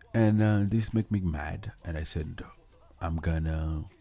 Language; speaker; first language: English; non-native, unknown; Haitian Creole